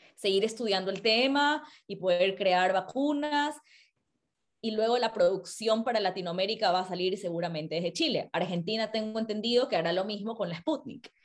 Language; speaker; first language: Spanish; native; Spanish